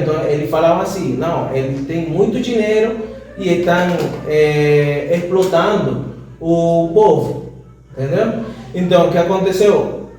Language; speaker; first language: Portuguese; non-native, fluent; Spanish